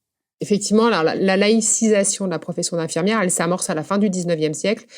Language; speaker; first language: French; native; French